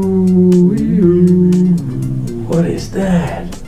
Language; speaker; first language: English; native; English